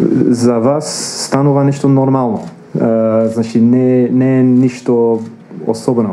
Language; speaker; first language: Macedonian; non-native, fluent; English